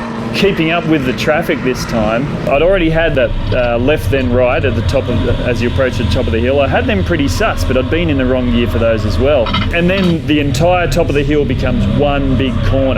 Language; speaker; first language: English; native; English